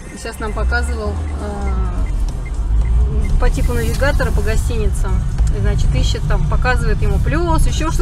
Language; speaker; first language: Russian; native; Russian